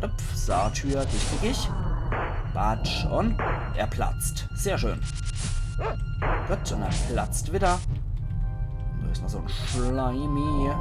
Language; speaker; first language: German; native; German